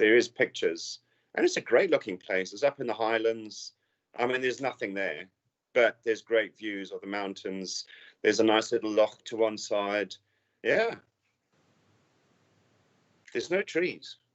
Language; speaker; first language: English; native; English